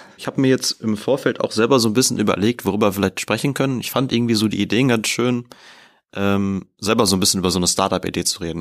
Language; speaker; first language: German; native; German